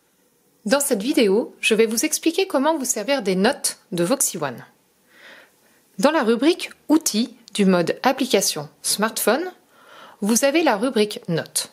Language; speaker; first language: French; native; French